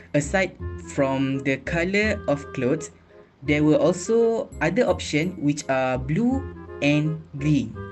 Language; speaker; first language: English; non-native, local second language; Malay